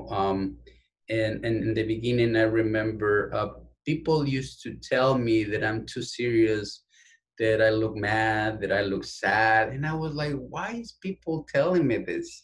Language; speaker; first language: English; non-native, fluent; Spanish